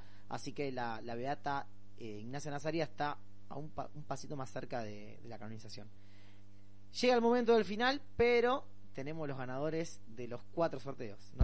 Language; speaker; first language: Spanish; native; Spanish